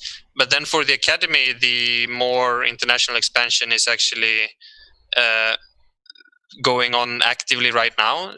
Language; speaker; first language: English; non-native, fluent; Swedish